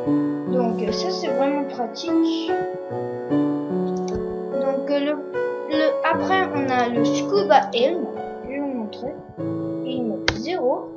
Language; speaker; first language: French; non-native, learner; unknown